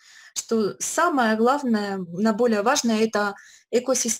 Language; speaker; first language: Russian; native; Russian